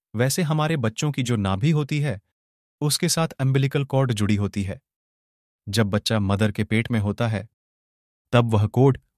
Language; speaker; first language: Hindi; non-native, local second language; Gujarati